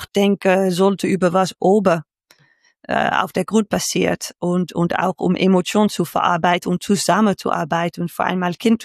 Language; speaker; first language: German; non-native, fluent; Dutch